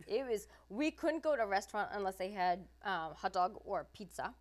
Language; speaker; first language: English; native; English